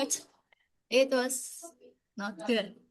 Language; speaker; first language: English; non-native, learner; Indonesian